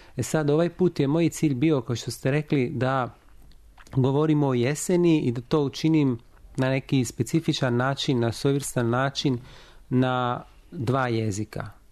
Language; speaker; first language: Serbian; non-native, fluent; Italian